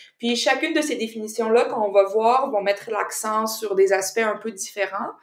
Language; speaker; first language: French; native; French